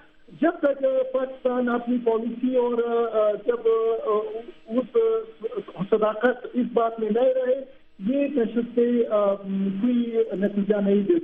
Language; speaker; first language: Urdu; non-native, fluent; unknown